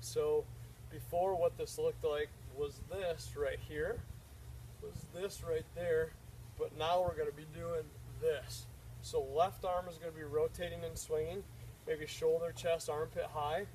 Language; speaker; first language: English; native; English